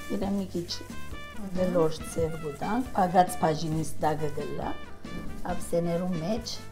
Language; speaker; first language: Armenian; early bilingual, heritage; Armenian